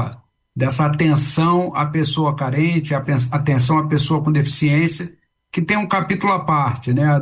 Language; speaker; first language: Portuguese; native; Portuguese